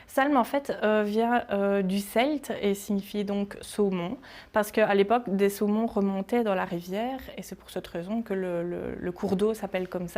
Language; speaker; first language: French; native; French